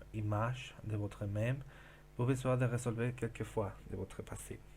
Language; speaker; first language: French; non-native, learner; Spanish